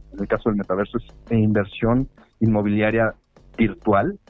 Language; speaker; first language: Spanish; native; Spanish